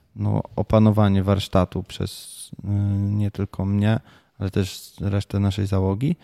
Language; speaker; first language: Polish; native; Polish